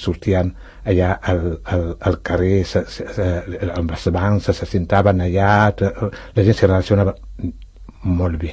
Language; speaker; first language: Catalan; non-native, fluent; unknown